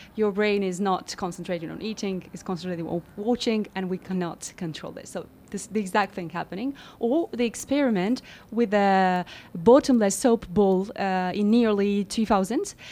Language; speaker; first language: English; non-native, fluent; Romanian